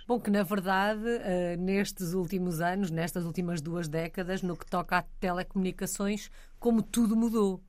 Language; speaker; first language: Portuguese; native; Portuguese